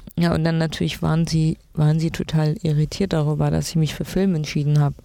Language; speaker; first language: German; early bilingual, other home language; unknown